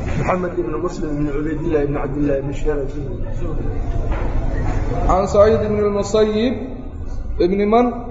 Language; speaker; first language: Arabic; non-native, local second language; Somali